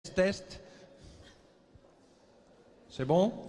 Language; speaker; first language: French; non-native, fluent; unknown